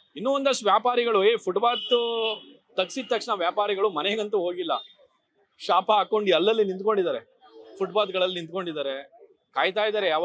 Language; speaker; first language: Kannada; native; Kannada